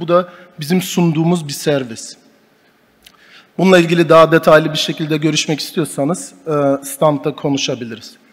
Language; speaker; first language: Turkish; early bilingual, heritage; Turkish